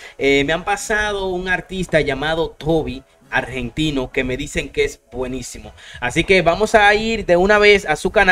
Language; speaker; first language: Spanish; native; Spanish